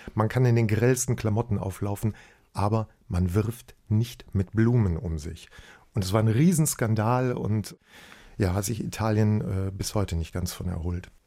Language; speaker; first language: German; native; German